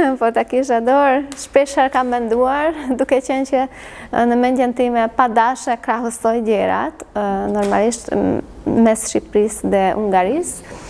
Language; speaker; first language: Albanian; non-native, fluent; Hungarian